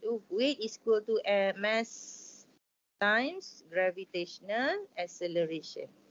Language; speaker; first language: English; non-native, local second language; Malay